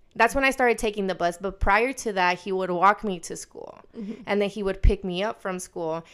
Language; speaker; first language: English; early bilingual, other home language; Spanish